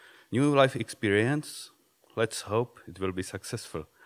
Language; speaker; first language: English; non-native, fluent; Czech